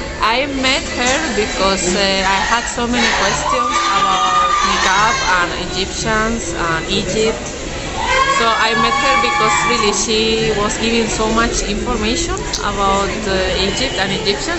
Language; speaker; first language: English; non-native, fluent; Spanish